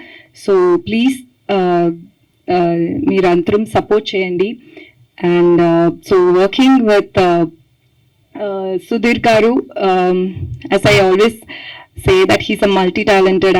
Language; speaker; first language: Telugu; non-native, learner; Tamil